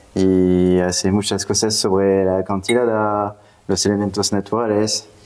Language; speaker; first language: Spanish; non-native, fluent; French